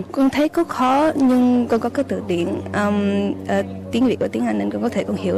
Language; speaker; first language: Vietnamese; early bilingual, heritage; English